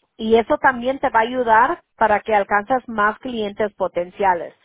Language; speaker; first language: Spanish; early bilingual, heritage; Spanish